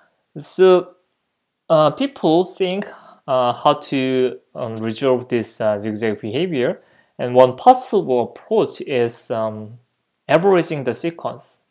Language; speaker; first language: English; non-native, fluent; Korean